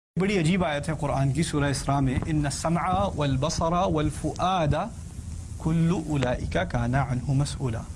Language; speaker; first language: Urdu; early bilingual, heritage; Urdu